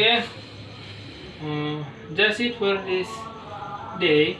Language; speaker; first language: English; non-native, learner; Indonesian